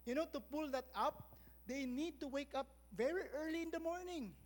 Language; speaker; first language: English; non-native, local second language; Filipino